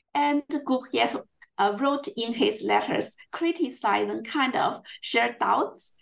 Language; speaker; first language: English; non-native, fluent; Chinese